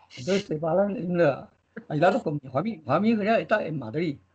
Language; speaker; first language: Spanish; non-native, learner; Chinese